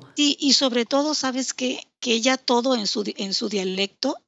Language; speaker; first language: Spanish; native; Spanish